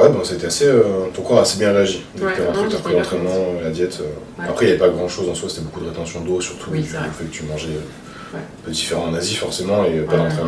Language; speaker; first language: French; native; French